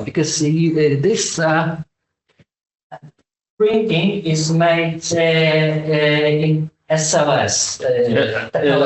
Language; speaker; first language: English; non-native, learner; Polish